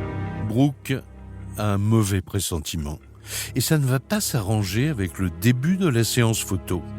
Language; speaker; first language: French; native; French